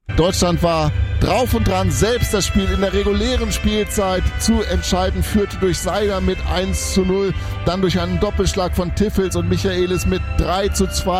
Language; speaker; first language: German; native; German